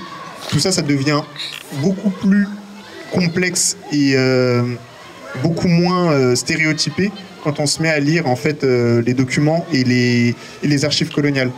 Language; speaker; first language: French; native; French